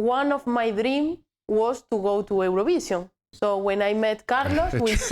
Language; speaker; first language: English; non-native, learner; Spanish